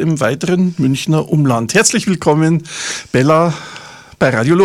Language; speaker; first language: German; native; German